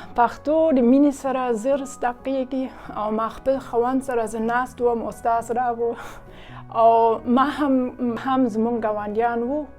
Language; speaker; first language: Pashto; non-native, fluent; German